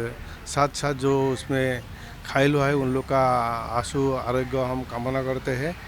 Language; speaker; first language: Hindi; non-native, local second language; Assamese